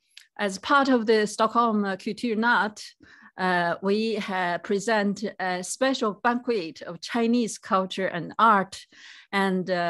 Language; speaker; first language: English; non-native, fluent; Chinese